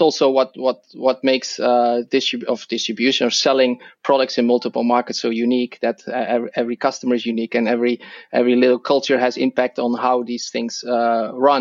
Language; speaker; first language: English; non-native, fluent; Dutch